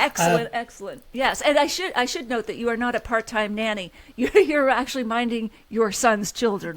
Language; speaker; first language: English; native; English